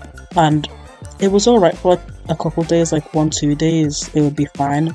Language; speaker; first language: English; native; English